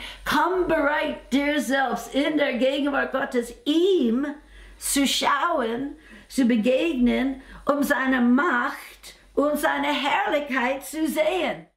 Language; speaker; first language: German; non-native, fluent; English